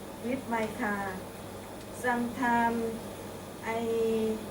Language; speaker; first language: English; non-native, learner; Thai